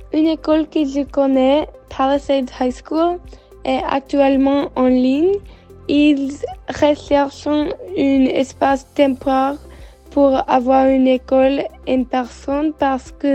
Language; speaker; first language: French; non-native, learner; English